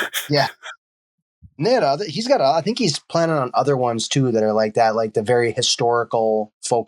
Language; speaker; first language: English; native; English